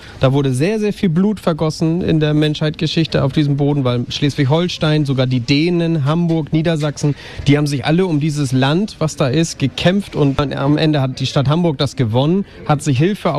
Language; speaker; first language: German; native; German